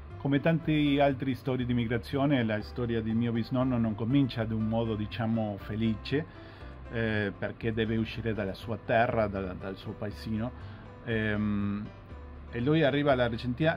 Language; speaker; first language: Italian; non-native, fluent; Spanish